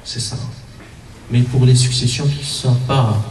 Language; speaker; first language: French; non-native, local second language; Arabic